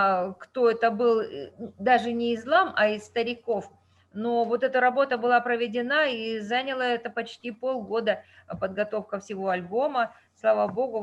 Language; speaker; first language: Russian; native; Russian